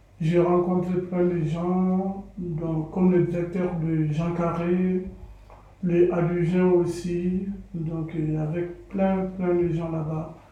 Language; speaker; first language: French; non-native, learner; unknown